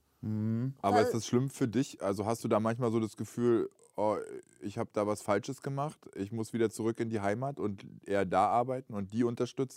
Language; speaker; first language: German; native; German